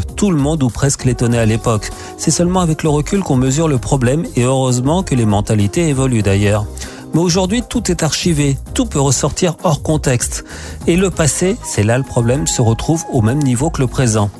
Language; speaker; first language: French; native; French